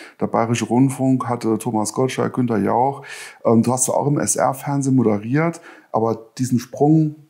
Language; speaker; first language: German; native; German